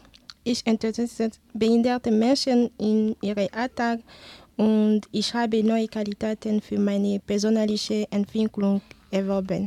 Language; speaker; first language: German; non-native, learner; Ewe